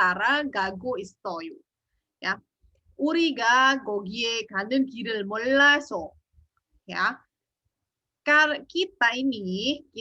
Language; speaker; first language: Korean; non-native, fluent; Indonesian